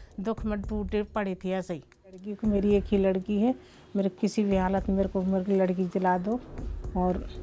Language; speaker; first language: Hindi; native; Hindi